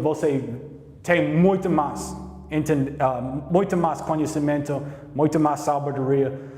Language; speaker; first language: Portuguese; non-native, learner; English